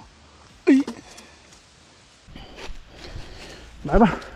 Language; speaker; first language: Chinese; native; Chinese